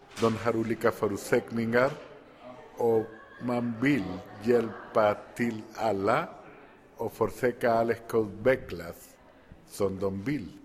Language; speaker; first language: Swedish; non-native, fluent; Spanish